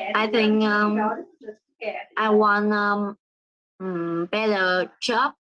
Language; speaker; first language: English; non-native, learner; Vietnamese